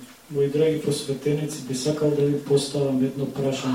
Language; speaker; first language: Macedonian; native; Macedonian